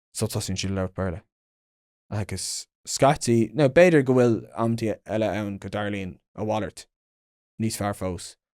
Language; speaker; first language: Irish; non-native, local second language; English